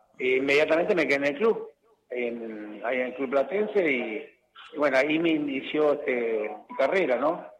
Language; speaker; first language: Spanish; native; Spanish